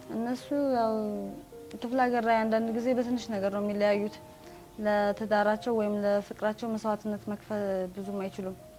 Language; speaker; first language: Amharic; native; Amharic